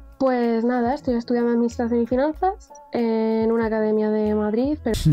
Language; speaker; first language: Spanish; native; Spanish